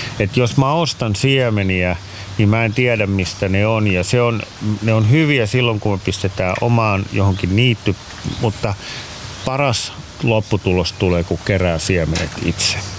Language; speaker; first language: Finnish; native; Finnish